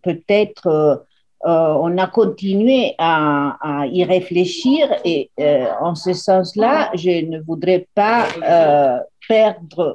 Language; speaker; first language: French; non-native, fluent; Italian